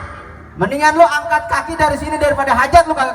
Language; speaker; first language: Indonesian; native; Indonesian